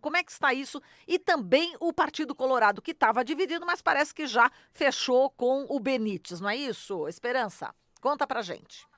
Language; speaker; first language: Portuguese; native; Portuguese